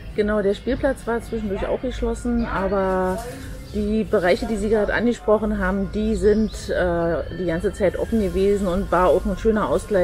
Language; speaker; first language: German; native; German